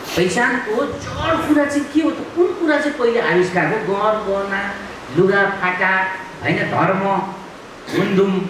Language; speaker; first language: Nepali; non-native, local second language; Limbu